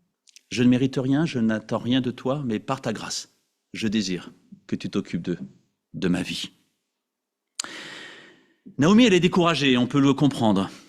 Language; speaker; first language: French; native; French